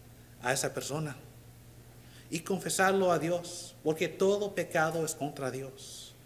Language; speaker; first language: Spanish; non-native, learner; English